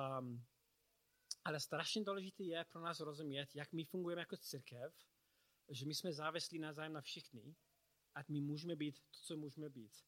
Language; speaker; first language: Czech; non-native, learner; English